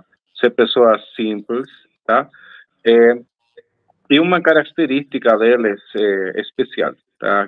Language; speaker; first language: Portuguese; non-native, fluent; Spanish